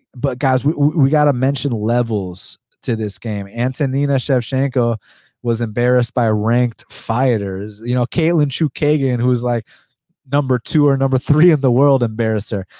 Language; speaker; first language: English; early bilingual, other home language; Spanish